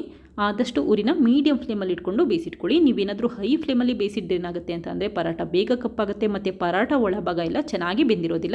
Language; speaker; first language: Kannada; native; Kannada